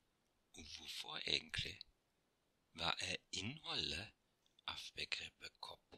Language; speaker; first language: Norwegian; non-native, fluent; German